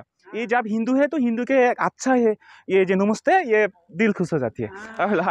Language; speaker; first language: Hindi; non-native, learner; Bangla